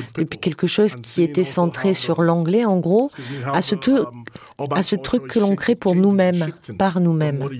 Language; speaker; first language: French; non-native, fluent; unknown